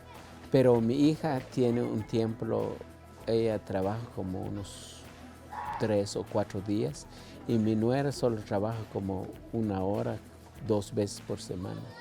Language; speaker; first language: Spanish; non-native, local second language; Kʼicheʼ